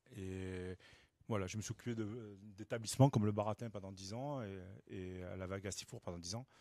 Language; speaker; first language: French; native; French